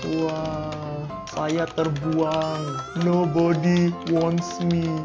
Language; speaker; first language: English; non-native, learner; Indonesian